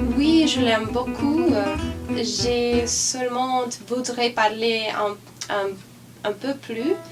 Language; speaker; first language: French; non-native, learner; Spanish